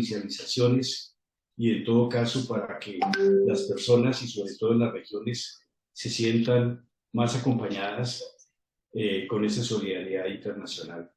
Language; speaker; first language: Spanish; native; Spanish